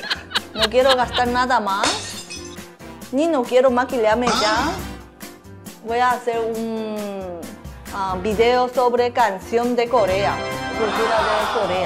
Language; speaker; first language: Spanish; non-native, learner; Korean